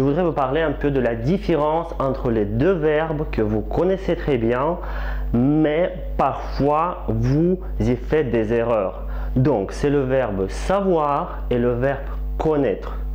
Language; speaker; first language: French; non-native, fluent; Russian